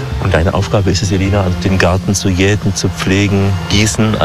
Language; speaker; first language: German; native; German